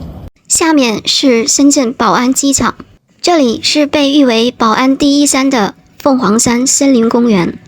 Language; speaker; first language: Chinese; native; Chinese